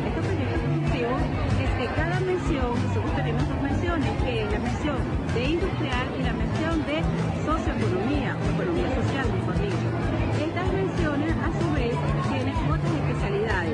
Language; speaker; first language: Spanish; native; Spanish